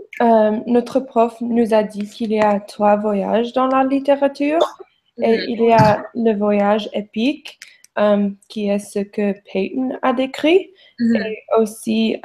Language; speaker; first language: French; non-native, learner; English